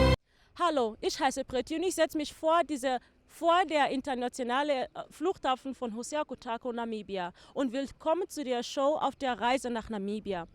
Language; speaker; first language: German; non-native, learner; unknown